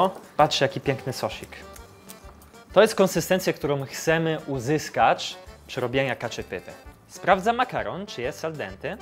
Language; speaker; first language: Polish; non-native, fluent; Italian